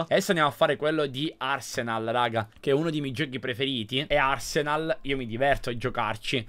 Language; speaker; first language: Italian; native; Italian